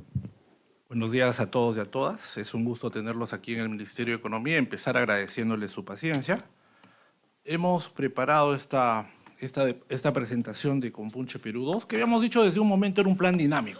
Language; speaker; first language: Spanish; native; Spanish